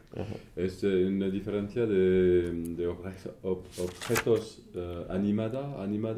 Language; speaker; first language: Spanish; non-native, fluent; French